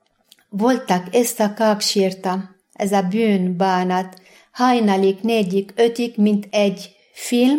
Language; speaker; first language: Hungarian; non-native, learner; Arabic